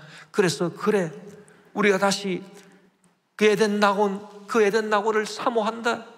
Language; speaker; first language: Korean; native; Korean